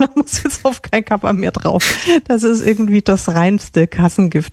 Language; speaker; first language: German; native; German